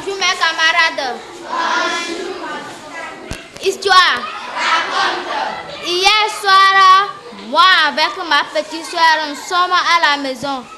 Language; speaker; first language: French; non-native, learner; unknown